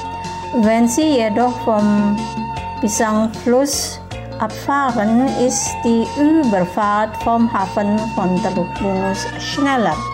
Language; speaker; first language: German; non-native, fluent; Indonesian